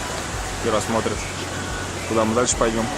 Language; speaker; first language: Russian; native; Russian